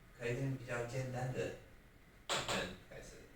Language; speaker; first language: Chinese; non-native, fluent; English